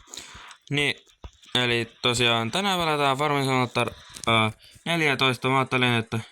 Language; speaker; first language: Finnish; native; Finnish